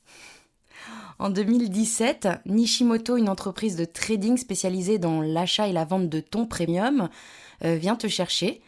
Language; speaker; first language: French; native; French